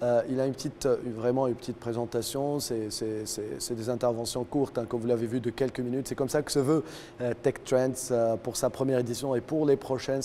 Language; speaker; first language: French; non-native, local second language; Arabic